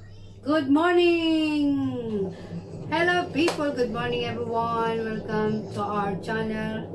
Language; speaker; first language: English; non-native, learner; Filipino